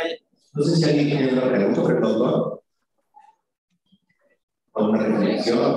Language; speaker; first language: Spanish; native; Spanish